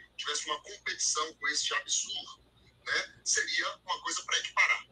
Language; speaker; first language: Portuguese; native; Portuguese